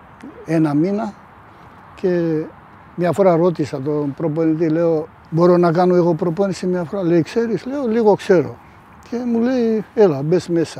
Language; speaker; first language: Greek; non-native, fluent; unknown